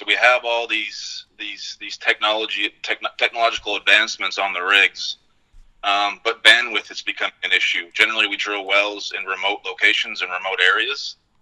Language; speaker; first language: English; native; English